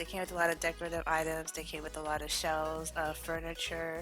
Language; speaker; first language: English; native; English